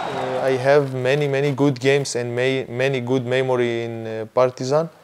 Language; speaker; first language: English; non-native, fluent; Hebrew